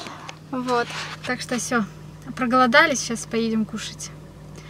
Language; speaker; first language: Russian; native; Russian